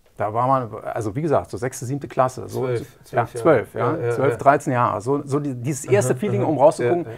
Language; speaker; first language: German; native; German